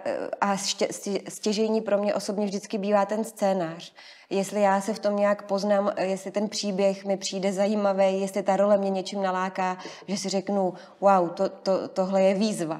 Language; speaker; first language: Czech; native; Czech